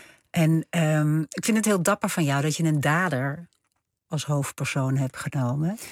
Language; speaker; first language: Dutch; native; Dutch